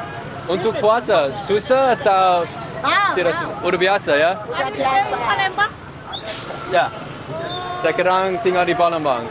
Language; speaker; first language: Indonesian; non-native, learner; English